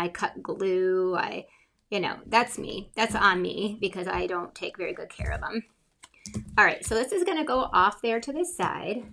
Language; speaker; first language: English; native; English